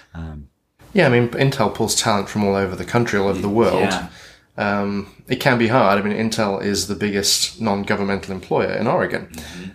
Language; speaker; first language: English; native; English